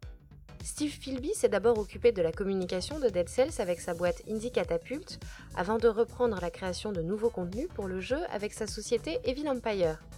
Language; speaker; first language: French; native; French